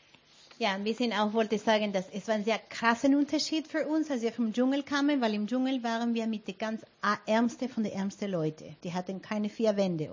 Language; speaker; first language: German; non-native, fluent; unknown